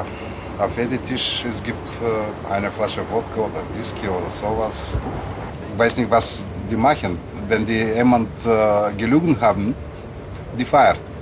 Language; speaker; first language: German; non-native, learner; Bulgarian